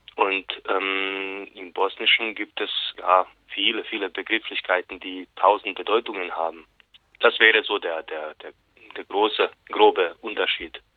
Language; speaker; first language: German; non-native, fluent; Bosnian